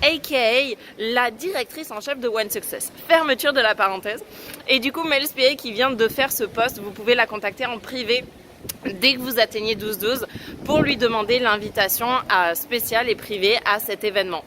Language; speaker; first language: French; native; French